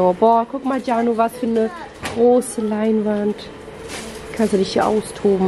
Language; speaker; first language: German; native; German